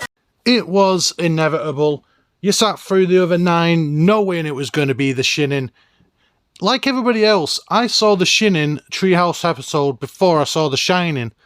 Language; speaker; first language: English; native; English